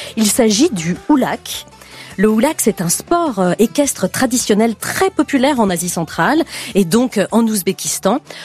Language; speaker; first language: French; native; French